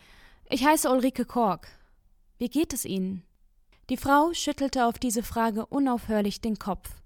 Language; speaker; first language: German; native; German